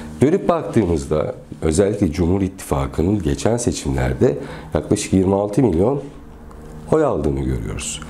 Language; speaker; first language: Turkish; native; Turkish